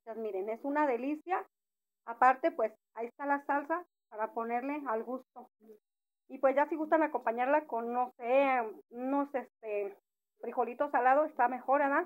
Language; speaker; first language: Spanish; native; Spanish